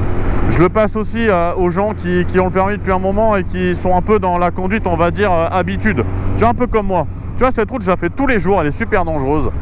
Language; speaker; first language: French; native; French